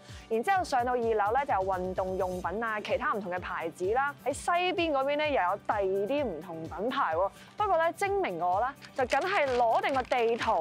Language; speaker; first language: Cantonese; native; Cantonese